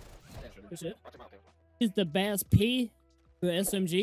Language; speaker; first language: English; native; English